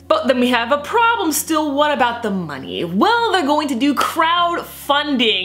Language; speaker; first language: English; native; English